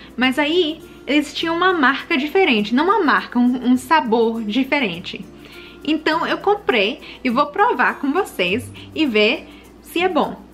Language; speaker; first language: Portuguese; early bilingual, heritage; Portuguese